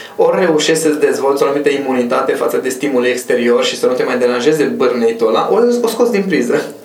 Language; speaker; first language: Romanian; non-native, local second language; Hungarian